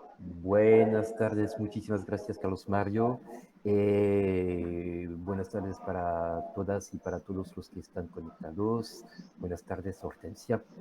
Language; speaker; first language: Spanish; non-native, fluent; French